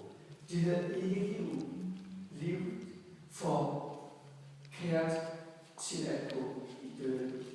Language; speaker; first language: Danish; non-native, fluent; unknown